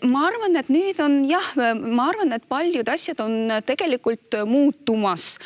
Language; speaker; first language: Estonian; non-native, local second language; Russian